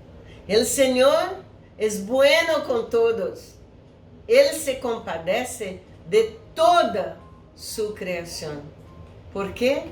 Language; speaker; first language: Spanish; non-native, fluent; Portuguese